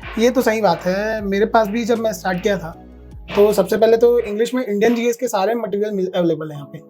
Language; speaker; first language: Hindi; native; Hindi